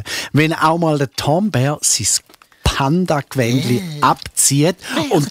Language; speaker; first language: German; native; German